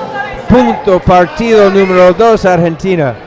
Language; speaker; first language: Spanish; non-native, learner; English